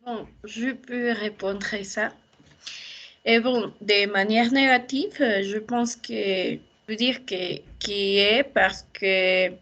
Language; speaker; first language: French; non-native, learner; Spanish